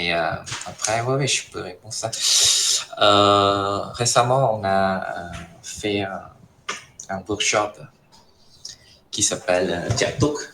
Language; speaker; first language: French; non-native, fluent; Khmer